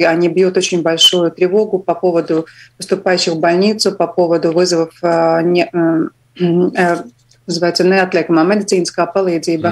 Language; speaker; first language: Russian; non-native, local second language; Latvian